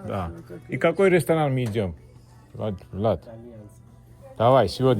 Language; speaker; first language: Russian; non-native, fluent; Georgian